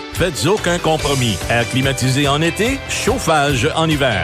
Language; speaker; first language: French; native; French